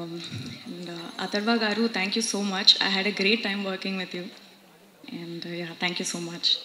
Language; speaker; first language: Tamil; non-native, local second language; Telugu